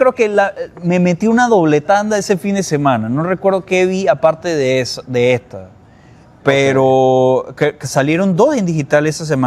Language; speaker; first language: Spanish; native; Spanish